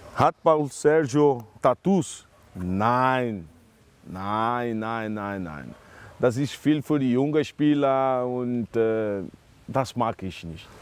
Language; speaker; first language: German; non-native, learner; Portuguese